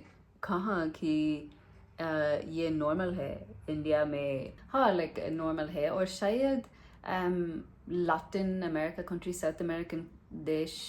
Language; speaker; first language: Hindi; non-native, learner; English